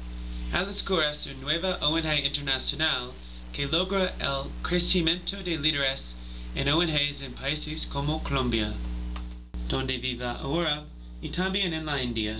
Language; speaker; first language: Spanish; non-native, fluent; English